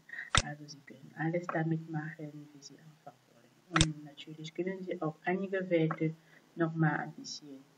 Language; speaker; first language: German; non-native, fluent; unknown